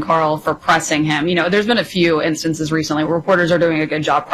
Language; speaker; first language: English; native; English